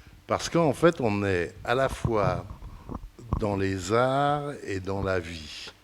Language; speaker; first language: French; early bilingual, other home language; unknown